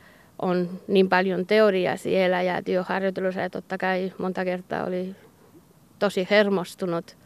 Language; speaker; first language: Finnish; non-native, learner; Basque